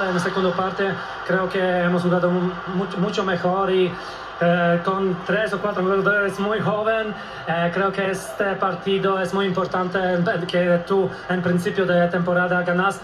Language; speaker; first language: Spanish; non-native, learner; Polish